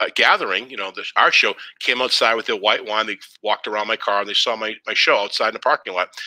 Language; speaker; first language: English; native; English